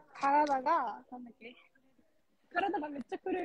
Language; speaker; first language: Japanese; non-native, learner; Korean